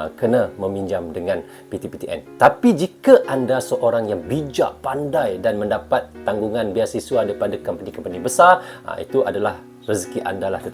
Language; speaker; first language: Malay; native; Malay